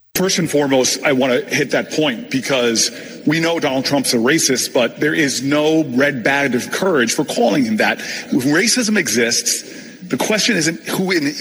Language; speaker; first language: English; native; English